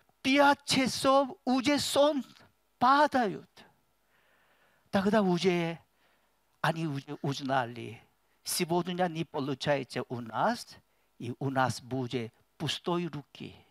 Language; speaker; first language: Russian; non-native, learner; Korean